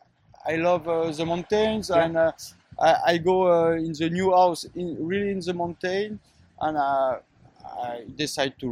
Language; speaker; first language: English; non-native, learner; French